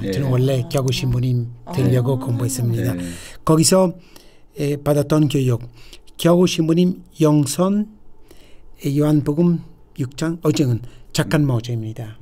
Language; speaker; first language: Korean; non-native, fluent; Italian